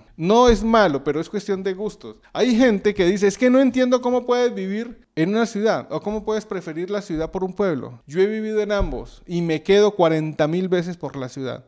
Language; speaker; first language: Spanish; native; Spanish